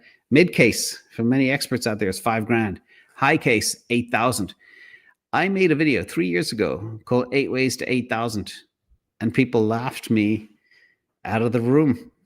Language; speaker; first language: English; native; English